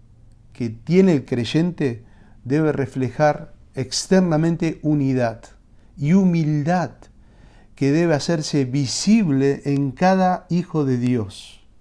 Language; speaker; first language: Spanish; native; Spanish